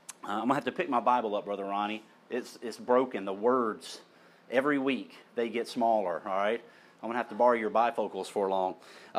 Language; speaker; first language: English; native; English